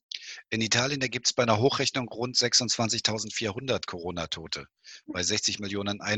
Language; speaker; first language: German; native; German